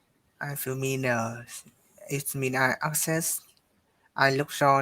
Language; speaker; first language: English; non-native, learner; Vietnamese